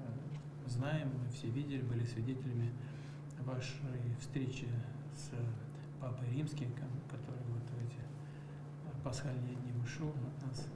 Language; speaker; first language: Russian; native; Russian